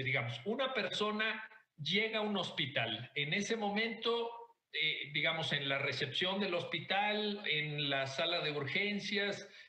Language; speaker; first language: Spanish; native; Spanish